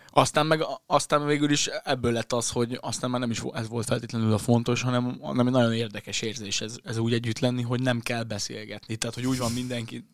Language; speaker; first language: Hungarian; native; Hungarian